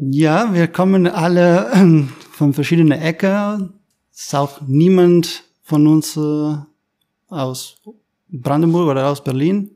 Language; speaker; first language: German; non-native, fluent; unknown